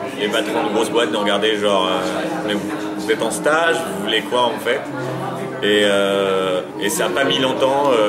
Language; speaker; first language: French; early bilingual, other home language; Arabic